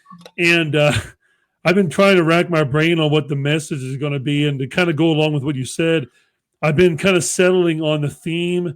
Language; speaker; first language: English; native; English